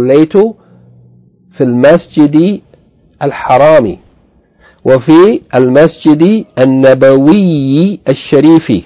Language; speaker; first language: Arabic; non-native, fluent; English